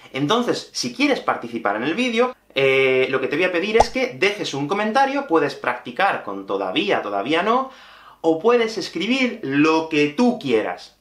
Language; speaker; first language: Spanish; native; Spanish